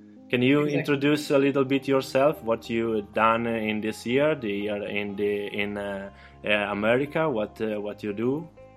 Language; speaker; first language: English; non-native, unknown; Italian